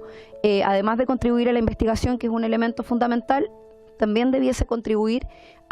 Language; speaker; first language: Spanish; native; Spanish